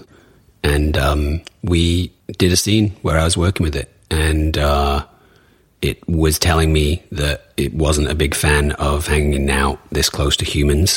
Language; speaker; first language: English; native; English